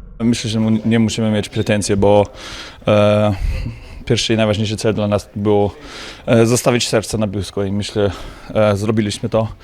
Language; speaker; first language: Polish; non-native, fluent; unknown